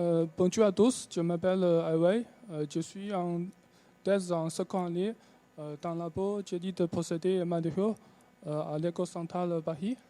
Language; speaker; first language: French; non-native, learner; Chinese